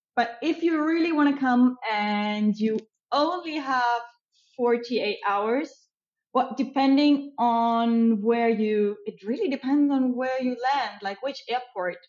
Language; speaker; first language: English; non-native, fluent; German